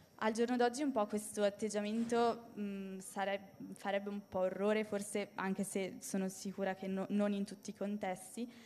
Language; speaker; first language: Italian; native; Italian